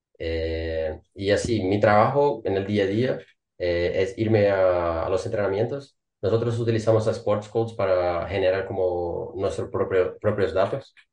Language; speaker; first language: Spanish; non-native, fluent; Portuguese